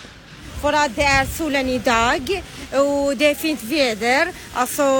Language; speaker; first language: Swedish; non-native, fluent; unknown